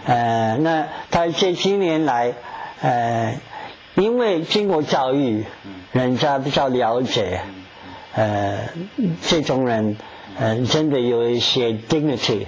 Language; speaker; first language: Chinese; non-native, fluent; English